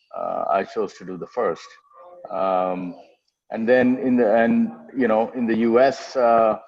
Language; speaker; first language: English; non-native, local second language; Telugu